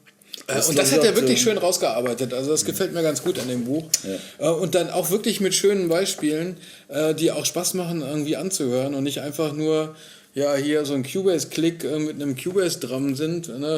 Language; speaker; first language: German; native; German